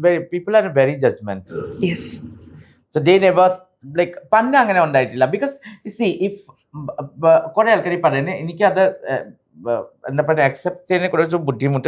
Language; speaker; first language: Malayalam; non-native, local second language; Assamese